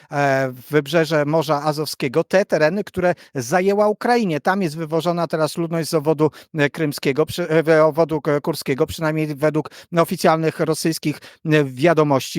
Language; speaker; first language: Polish; native; Polish